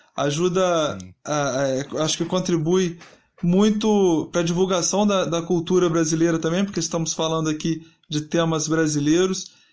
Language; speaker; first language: Portuguese; native; Portuguese